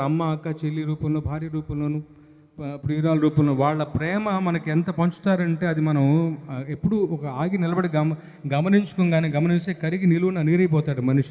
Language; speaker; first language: Telugu; native; Telugu